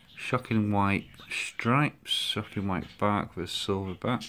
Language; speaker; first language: English; native; English